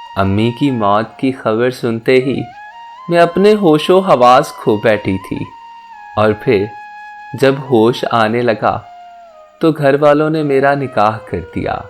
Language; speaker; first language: Urdu; native; Urdu